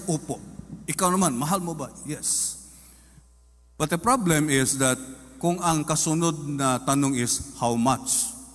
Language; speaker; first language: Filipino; non-native, local second language; Cebuano